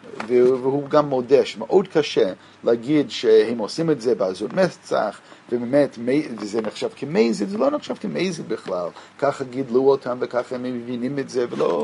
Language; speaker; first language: Hebrew; non-native, fluent; English